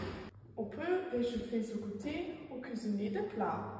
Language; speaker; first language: French; non-native, learner; German